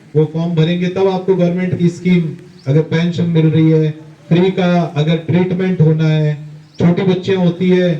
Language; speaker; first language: Hindi; native; Hindi